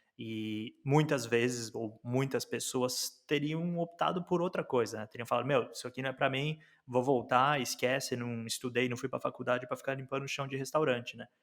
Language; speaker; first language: Portuguese; native; Portuguese